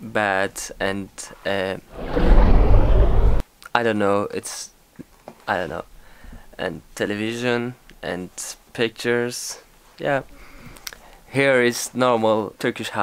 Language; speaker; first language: English; non-native, learner; Turkish